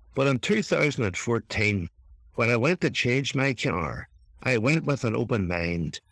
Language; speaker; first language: English; native; English